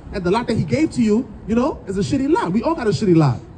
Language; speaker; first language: English; native; English